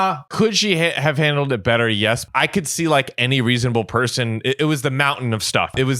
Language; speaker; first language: English; native; English